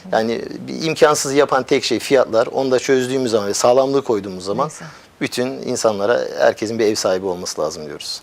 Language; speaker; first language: Turkish; early bilingual, heritage; Turkish